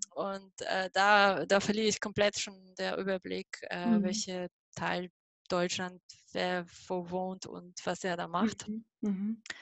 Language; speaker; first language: German; non-native, fluent; Polish